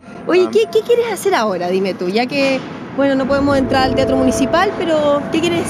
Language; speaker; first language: Spanish; native; Spanish